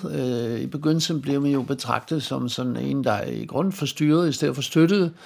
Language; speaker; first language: Danish; non-native, fluent; Dutch